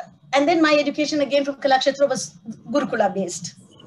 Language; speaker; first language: English; non-native, local second language; Tamil